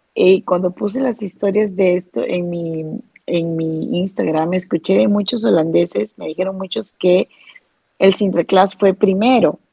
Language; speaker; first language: Spanish; native; Spanish